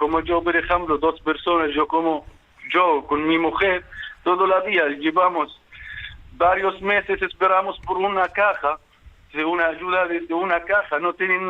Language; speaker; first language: Spanish; non-native, fluent; Arabic